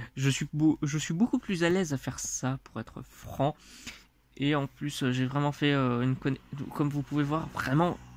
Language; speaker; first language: French; non-native, fluent; Russian